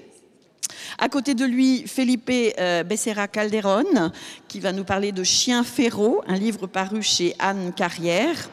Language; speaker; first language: French; native; French